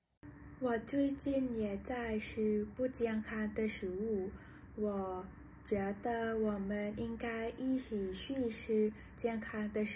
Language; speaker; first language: Chinese; non-native, learner; English